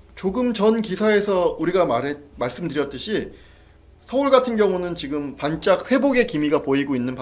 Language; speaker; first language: Korean; native; Korean